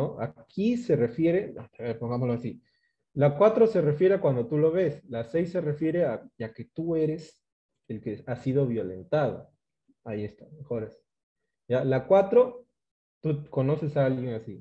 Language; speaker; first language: Spanish; native; Spanish